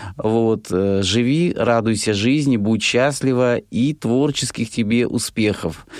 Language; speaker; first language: Russian; native; Russian